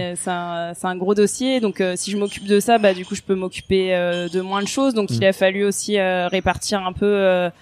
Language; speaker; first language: French; native; French